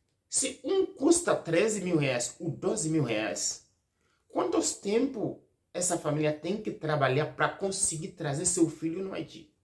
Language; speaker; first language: Portuguese; non-native, learner; Haitian Creole